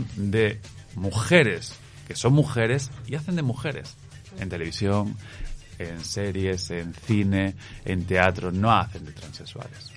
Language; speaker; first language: Spanish; native; Spanish